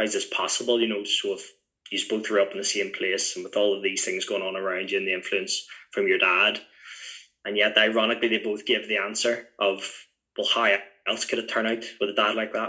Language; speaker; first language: English; native; English